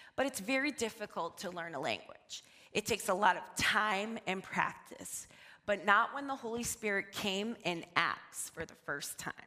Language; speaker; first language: English; native; English